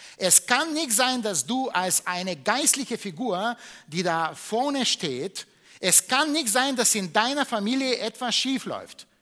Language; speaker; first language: German; non-native, fluent; Bulgarian